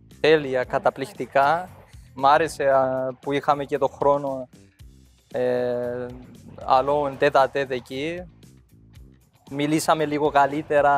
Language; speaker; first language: Greek; early bilingual, heritage; English